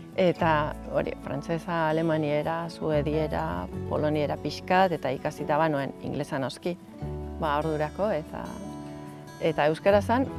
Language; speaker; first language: Basque; non-native, fluent; Finnish